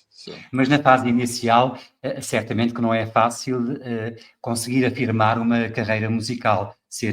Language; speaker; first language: Portuguese; native; Portuguese